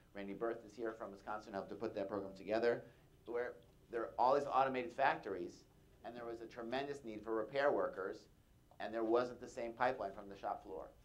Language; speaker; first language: English; native; English